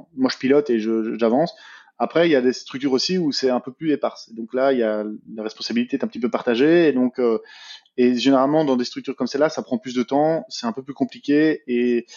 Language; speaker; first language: French; native; French